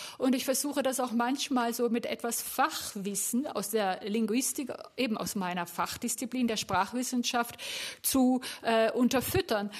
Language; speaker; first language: German; native; German